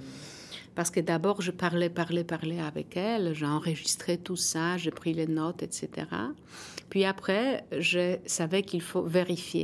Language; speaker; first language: French; non-native, fluent; Polish